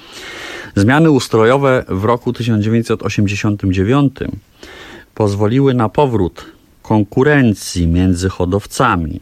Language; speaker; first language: Polish; native; Polish